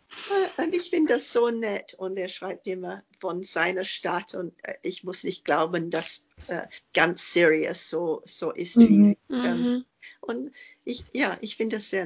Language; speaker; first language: German; non-native, fluent; English